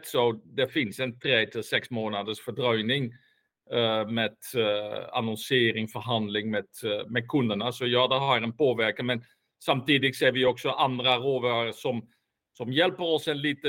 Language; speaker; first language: Swedish; non-native, fluent; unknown